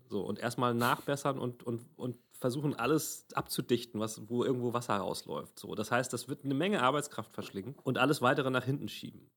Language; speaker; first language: German; native; German